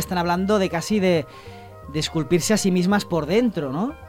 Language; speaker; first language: Spanish; non-native, local second language; Catalan